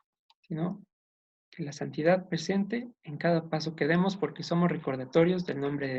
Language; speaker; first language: Spanish; native; Spanish